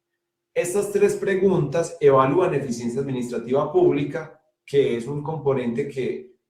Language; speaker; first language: Spanish; native; Spanish